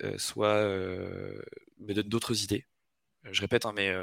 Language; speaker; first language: French; native; French